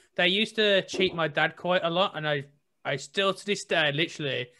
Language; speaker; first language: English; native; English